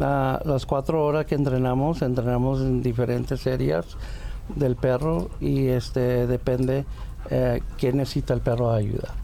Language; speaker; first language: Spanish; early bilingual, heritage; Spanish